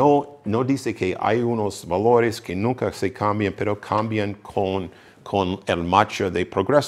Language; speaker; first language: Spanish; non-native, fluent; English